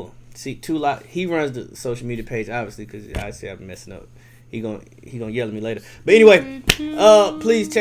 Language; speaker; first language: English; native; English